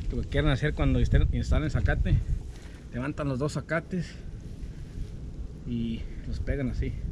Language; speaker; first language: Spanish; early bilingual, heritage; Spanish